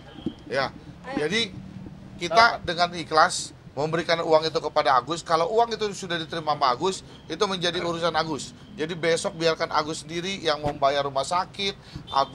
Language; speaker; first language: Indonesian; native; Indonesian